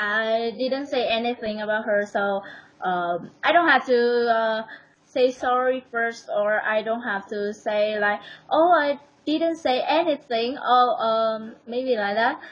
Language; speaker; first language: English; non-native, learner; Vietnamese